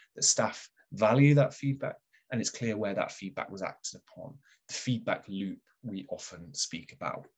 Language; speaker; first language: English; native; English